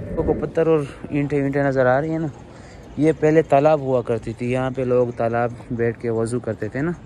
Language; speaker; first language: Urdu; non-native, local second language; Pashto